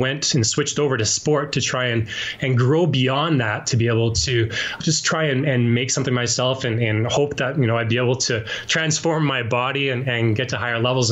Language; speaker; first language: English; native; English